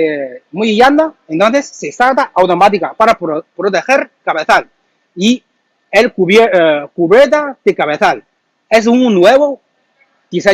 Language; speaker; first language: Spanish; non-native, learner; Chinese